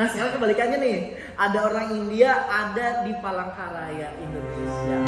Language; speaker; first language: Indonesian; native; Indonesian